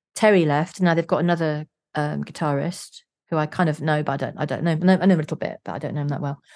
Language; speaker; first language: English; native; English